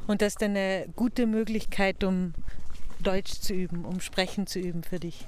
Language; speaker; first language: German; native; German